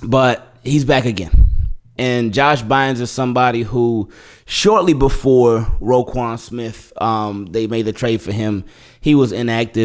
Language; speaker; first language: English; native; English